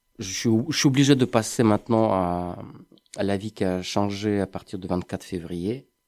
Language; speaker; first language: French; non-native, fluent; Ukrainian